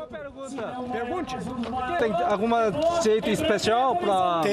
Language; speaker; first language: Portuguese; non-native, learner; Korean